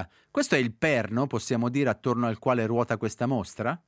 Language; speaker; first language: Italian; native; Italian